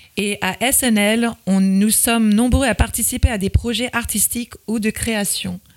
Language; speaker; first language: French; native; French